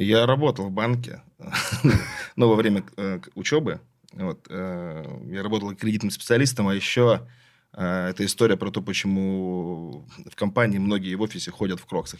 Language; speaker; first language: Russian; native; Russian